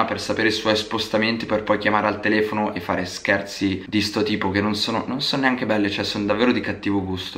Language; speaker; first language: Italian; native; Italian